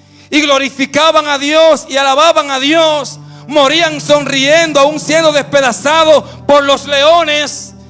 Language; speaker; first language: Spanish; native; Spanish